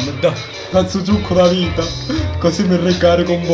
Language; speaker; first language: Italian; native; Italian